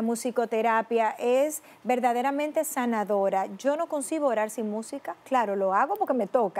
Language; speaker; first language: Spanish; native; Spanish